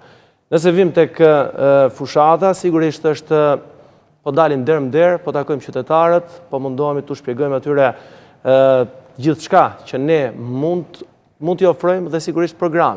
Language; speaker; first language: Albanian; native; Albanian